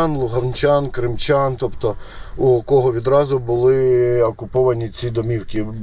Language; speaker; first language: Ukrainian; non-native, local second language; Russian